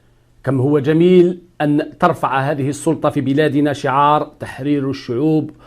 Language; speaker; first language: Arabic; native; Arabic